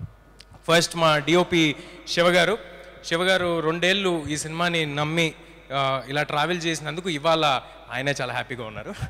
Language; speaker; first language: Telugu; native; Telugu